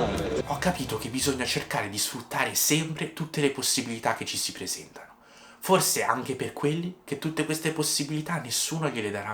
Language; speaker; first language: Italian; native; Italian